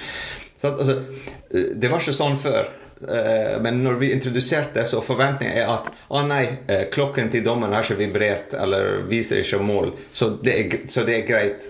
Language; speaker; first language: Norwegian; non-native, fluent; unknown